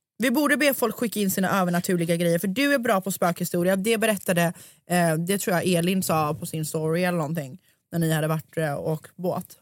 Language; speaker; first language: Swedish; native; Swedish